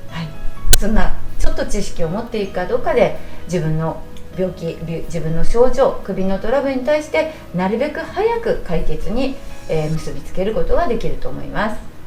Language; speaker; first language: Japanese; native; Japanese